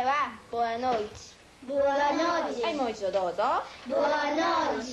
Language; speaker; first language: Portuguese; non-native, fluent; Japanese